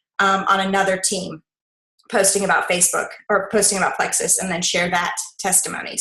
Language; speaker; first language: English; native; English